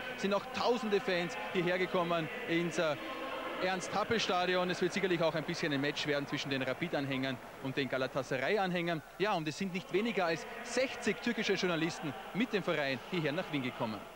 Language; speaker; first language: German; native; German